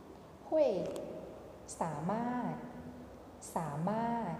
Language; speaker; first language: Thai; non-native, fluent; Chinese